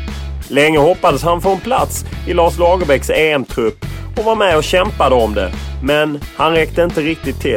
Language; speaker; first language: Swedish; native; Swedish